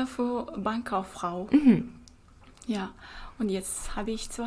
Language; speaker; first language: German; non-native, fluent; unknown